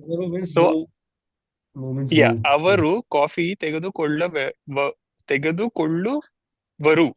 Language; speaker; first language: Kannada; non-native, learner; Telugu